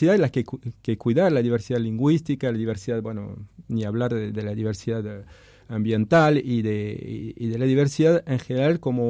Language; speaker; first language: Spanish; non-native, fluent; French